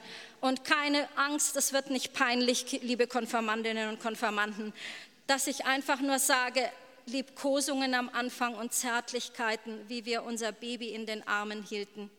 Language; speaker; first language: German; native; German